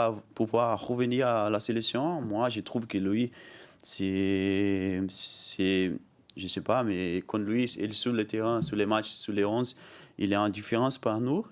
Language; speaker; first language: French; non-native, learner; Portuguese